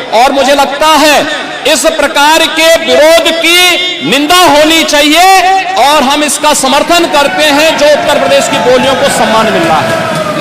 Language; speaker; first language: Hindi; native; Hindi